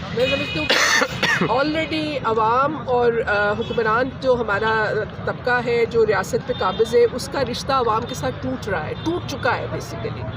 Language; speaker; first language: Urdu; non-native, local second language; Punjabi